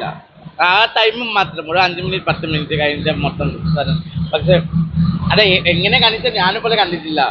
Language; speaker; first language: Malayalam; non-native, learner; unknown